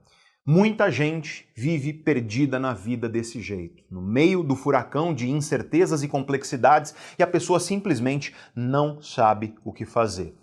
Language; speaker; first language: Portuguese; native; Portuguese